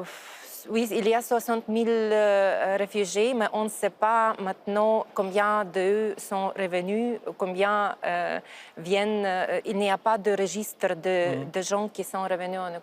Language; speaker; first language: French; non-native, fluent; Ukrainian